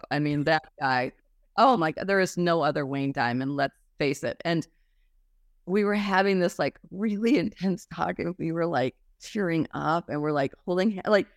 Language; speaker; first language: English; native; English